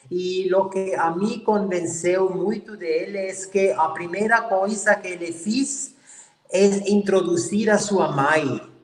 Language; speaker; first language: Portuguese; non-native, learner; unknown